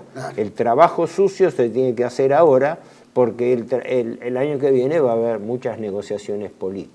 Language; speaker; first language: Spanish; native; Spanish